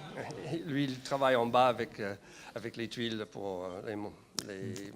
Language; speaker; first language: French; non-native, fluent; English